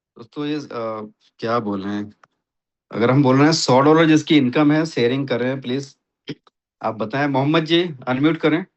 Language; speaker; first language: Hindi; native; Hindi